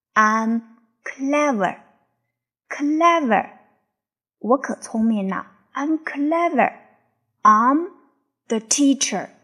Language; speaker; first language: English; non-native, fluent; Chinese